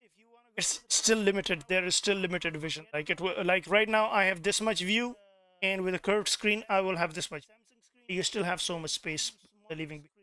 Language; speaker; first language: English; non-native, local second language; Pashto